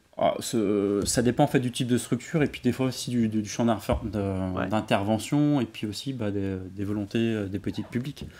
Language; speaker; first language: French; native; French